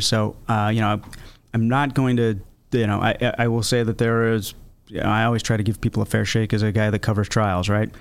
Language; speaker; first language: English; native; English